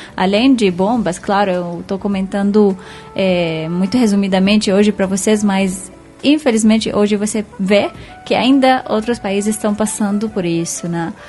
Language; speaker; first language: Portuguese; non-native, fluent; Arabic